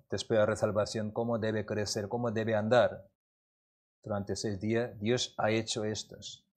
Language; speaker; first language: Spanish; non-native, learner; Korean